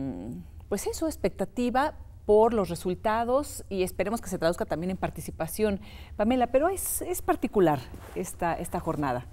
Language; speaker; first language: Spanish; native; Spanish